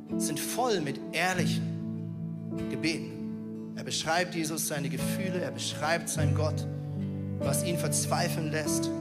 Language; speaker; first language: German; native; German